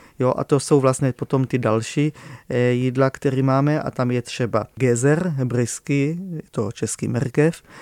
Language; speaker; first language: Czech; non-native, fluent; Hebrew